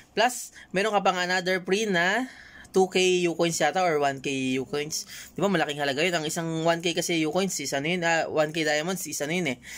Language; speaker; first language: Filipino; native; Filipino